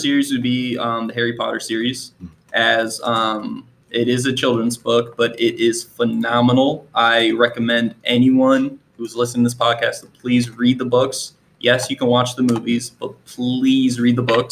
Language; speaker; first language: English; native; English